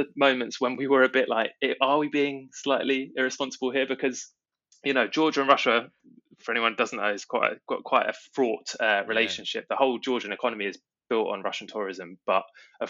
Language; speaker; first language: English; native; English